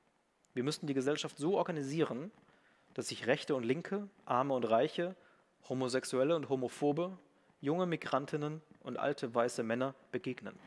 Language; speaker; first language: German; native; German